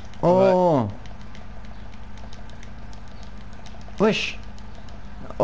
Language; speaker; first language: French; native; French